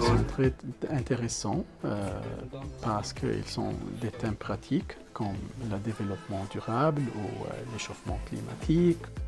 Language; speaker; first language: French; non-native, learner; Arabic